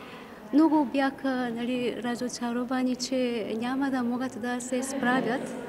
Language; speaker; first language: Bulgarian; non-native, fluent; Korean